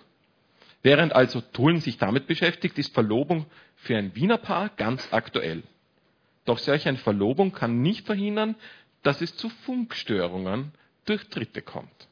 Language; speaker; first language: German; native; German